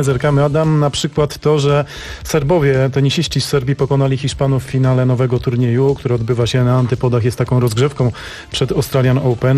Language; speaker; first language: Polish; native; Polish